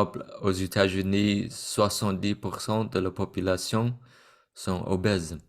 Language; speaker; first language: French; non-native, fluent; Vietnamese